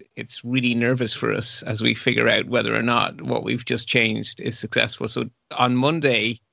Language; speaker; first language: English; non-native, fluent; Dutch